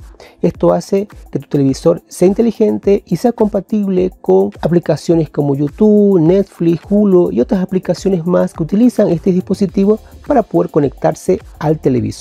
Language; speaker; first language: Spanish; native; Spanish